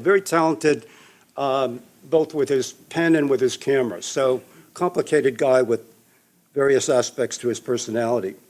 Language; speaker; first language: English; native; English